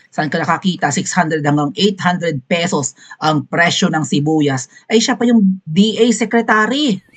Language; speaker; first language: Filipino; native; Filipino